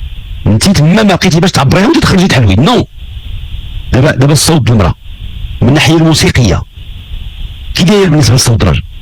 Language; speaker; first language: Arabic; native; Arabic